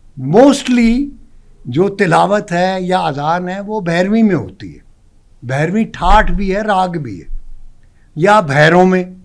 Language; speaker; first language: Urdu; non-native, local second language; Pashto